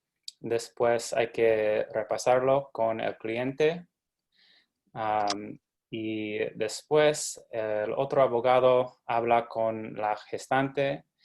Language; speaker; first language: Spanish; non-native, fluent; English